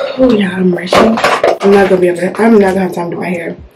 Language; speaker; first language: English; native; English